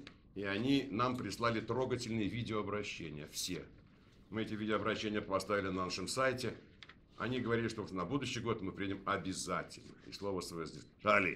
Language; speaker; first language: Russian; native; Russian